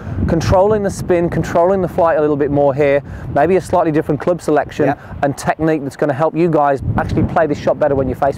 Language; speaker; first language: English; native; English